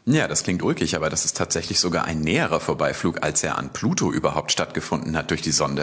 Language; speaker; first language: German; native; German